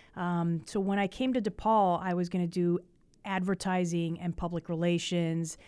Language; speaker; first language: English; early bilingual, other home language; Spanish